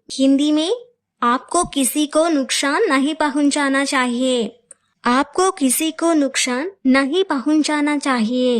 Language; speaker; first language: Hindi; non-native, local second language; Telugu